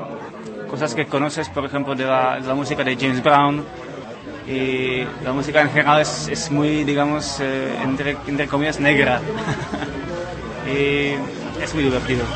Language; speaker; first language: Spanish; non-native, fluent; Czech